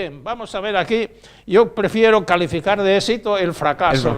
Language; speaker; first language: Spanish; native; Spanish